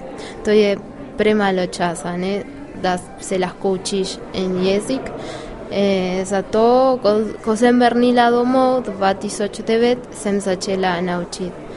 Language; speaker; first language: Slovenian; non-native, learner; Spanish